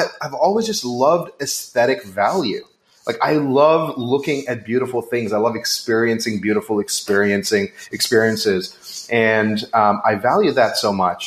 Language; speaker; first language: English; non-native, local second language; Hindi